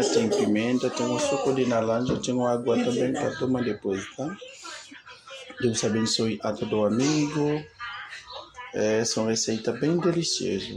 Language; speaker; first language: Portuguese; non-native, learner; Haitian Creole